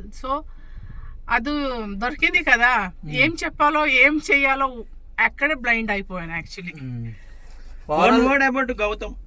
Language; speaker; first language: Telugu; non-native, local second language; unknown